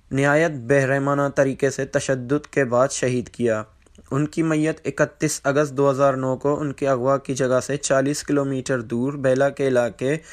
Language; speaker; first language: Urdu; non-native, local second language; Baluchi